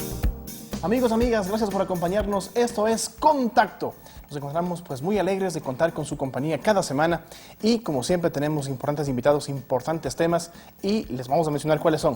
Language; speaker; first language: Spanish; native; Spanish